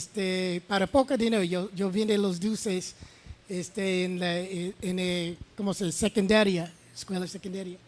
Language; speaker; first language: Spanish; non-native, learner; English